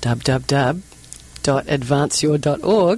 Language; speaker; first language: English; native; English